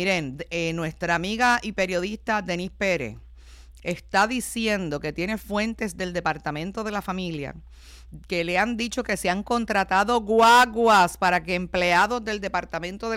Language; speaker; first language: Spanish; native; Spanish